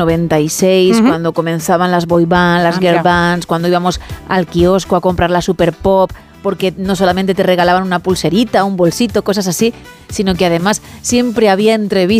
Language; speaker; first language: Spanish; native; Spanish